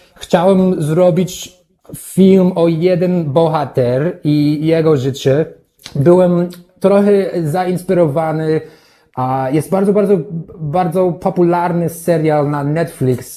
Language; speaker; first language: Polish; non-native, learner; English